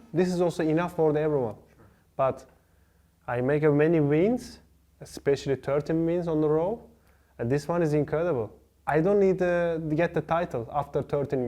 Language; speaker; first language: English; non-native, learner; Turkish